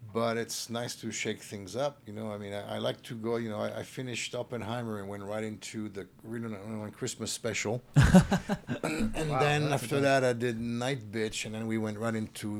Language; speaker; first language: English; early bilingual, other home language; French